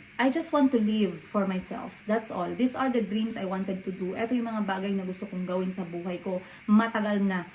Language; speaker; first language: Filipino; non-native, local second language; Cebuano